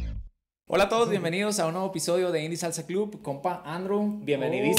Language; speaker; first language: Spanish; native; Spanish